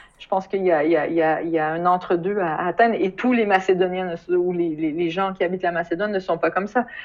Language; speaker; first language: French; native; French